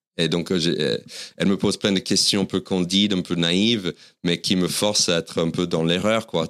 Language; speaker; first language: French; non-native, fluent; English